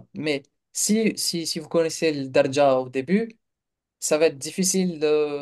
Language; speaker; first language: French; non-native, local second language; Kabyle